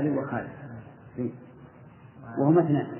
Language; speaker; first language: Arabic; native; Arabic